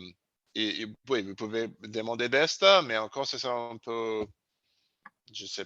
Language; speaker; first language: French; non-native, learner; English